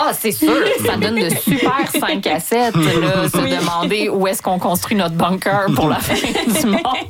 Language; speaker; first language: French; native; French